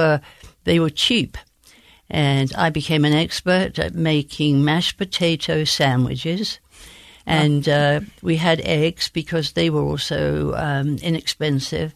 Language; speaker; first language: English; native; English